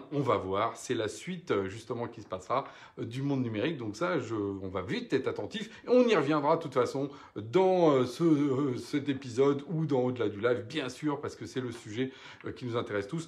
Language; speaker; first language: French; native; French